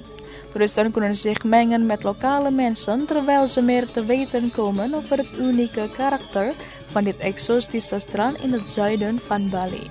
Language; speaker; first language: Dutch; non-native, learner; Indonesian